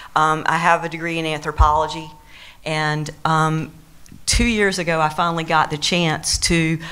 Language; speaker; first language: English; native; English